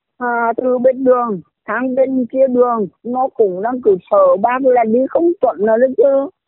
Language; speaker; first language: Vietnamese; native; Vietnamese